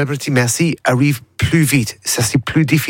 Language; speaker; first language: French; non-native, learner; English